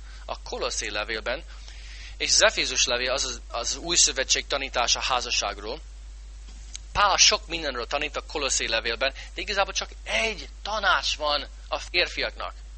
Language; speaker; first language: Hungarian; non-native, fluent; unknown